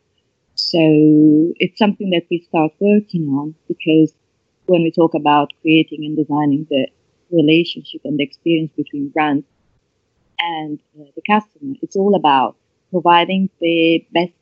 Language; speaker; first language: English; non-native, fluent; Italian